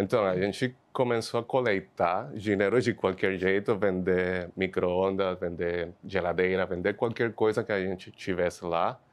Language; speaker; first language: Portuguese; non-native, fluent; Spanish